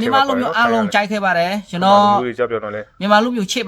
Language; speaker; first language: Burmese; non-native, learner; Khmer